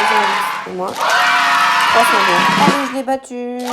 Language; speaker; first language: French; native; French